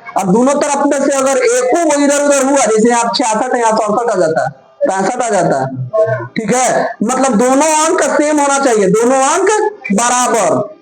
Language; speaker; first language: Hindi; native; Hindi